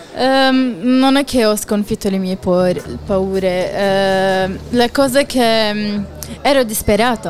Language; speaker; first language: Italian; non-native, fluent; Arabic